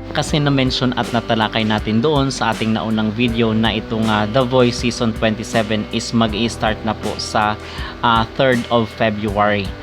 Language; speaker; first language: Filipino; native; Filipino